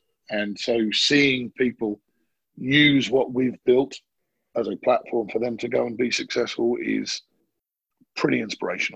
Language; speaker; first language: English; native; English